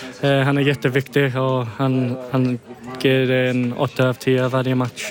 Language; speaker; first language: Swedish; non-native, fluent; English